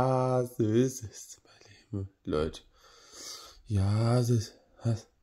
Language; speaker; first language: German; non-native, learner; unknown